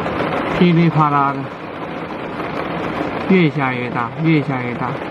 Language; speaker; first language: Chinese; native; Chinese